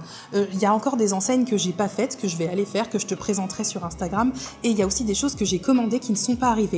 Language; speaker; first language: French; native; French